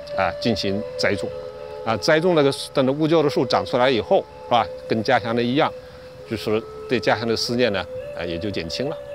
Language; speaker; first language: Chinese; native; Chinese